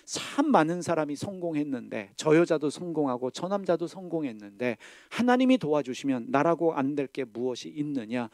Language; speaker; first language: Korean; native; Korean